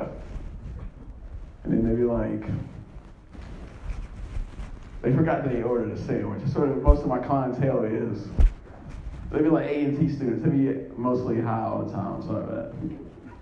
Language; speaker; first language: English; native; English